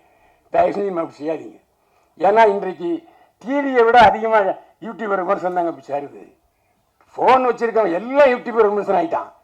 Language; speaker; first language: Tamil; native; Tamil